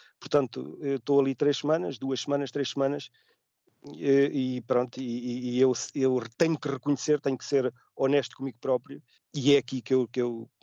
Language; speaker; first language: Portuguese; native; Portuguese